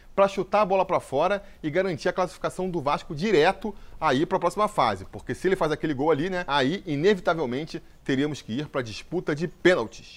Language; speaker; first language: Portuguese; native; Portuguese